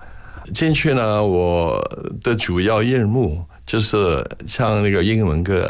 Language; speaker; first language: Chinese; non-native, local second language; Cantonese